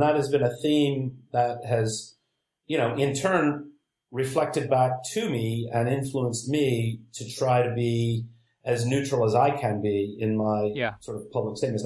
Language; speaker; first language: English; native; English